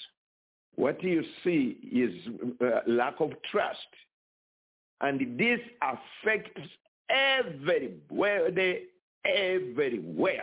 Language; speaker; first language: English; non-native, local second language; Ganda